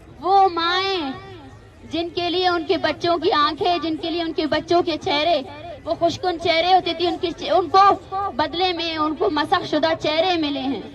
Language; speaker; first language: Urdu; non-native, local second language; Baluchi